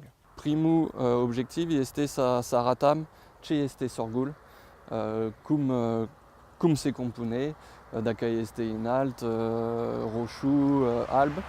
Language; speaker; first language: Romanian; non-native, fluent; French